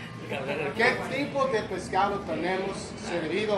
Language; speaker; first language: Spanish; non-native, learner; English